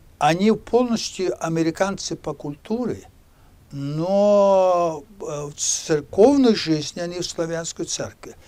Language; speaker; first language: Russian; early bilingual, heritage; Spanish